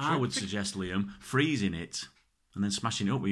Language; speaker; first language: English; native; English